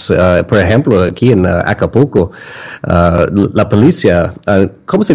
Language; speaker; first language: Spanish; non-native, learner; English